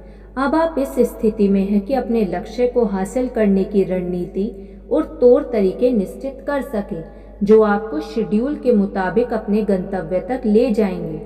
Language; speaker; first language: Hindi; native; Hindi